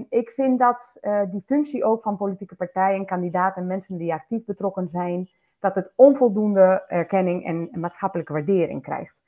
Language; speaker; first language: Dutch; non-native, fluent; Spanish